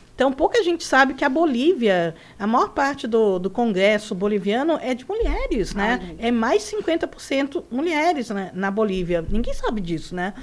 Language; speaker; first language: Portuguese; early bilingual, other home language; Spanish